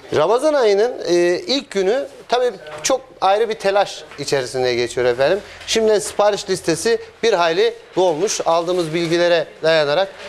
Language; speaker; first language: Turkish; native; Turkish